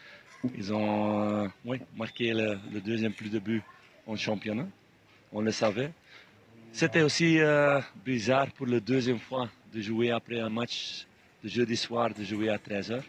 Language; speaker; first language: French; non-native, fluent; Dutch